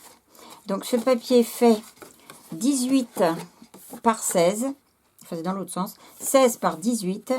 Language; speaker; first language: French; native; French